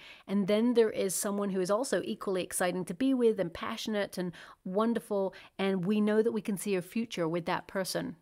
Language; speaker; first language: English; native; English